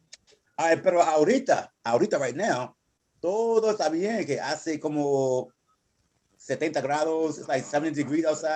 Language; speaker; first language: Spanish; non-native, fluent; English